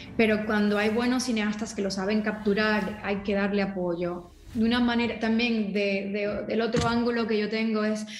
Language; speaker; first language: Spanish; early bilingual, heritage; Spanish